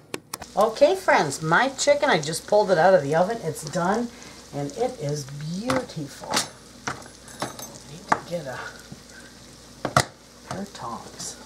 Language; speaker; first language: English; native; English